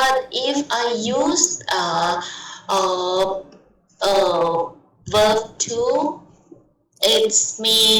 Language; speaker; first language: English; non-native, learner; Thai